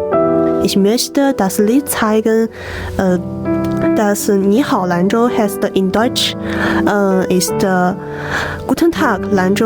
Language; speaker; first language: German; non-native, learner; Chinese